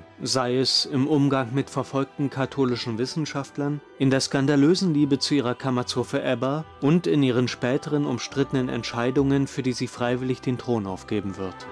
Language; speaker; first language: German; native; German